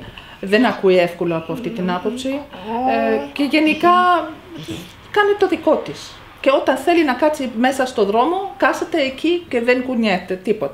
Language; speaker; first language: Greek; non-native, fluent; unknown